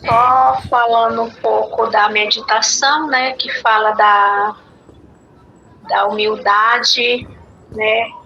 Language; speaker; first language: Portuguese; native; Portuguese